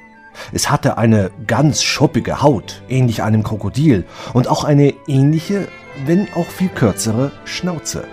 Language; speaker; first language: German; native; German